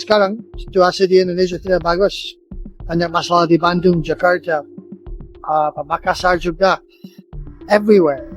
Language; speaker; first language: Indonesian; non-native, learner; English